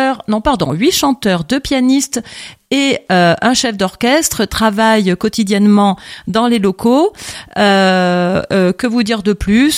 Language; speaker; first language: French; native; French